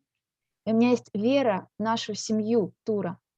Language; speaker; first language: Russian; native; Russian